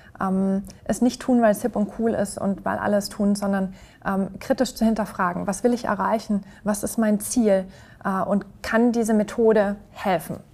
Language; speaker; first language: German; native; German